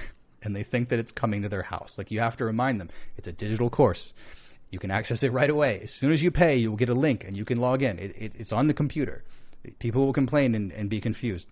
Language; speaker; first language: English; native; English